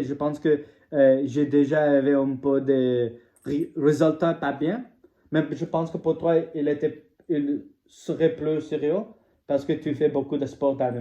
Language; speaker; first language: French; non-native, learner; English